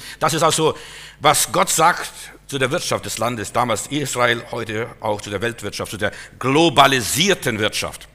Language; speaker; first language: German; native; German